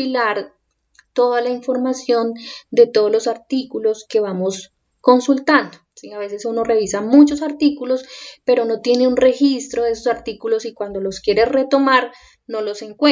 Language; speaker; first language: Spanish; native; Spanish